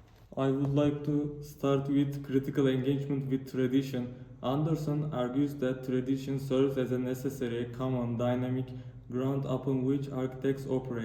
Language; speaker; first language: English; non-native, learner; Turkish